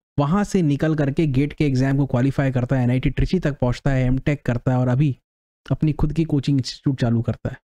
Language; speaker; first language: Hindi; native; Hindi